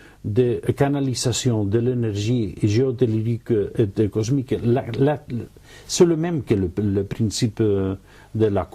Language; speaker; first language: French; non-native, learner; Catalan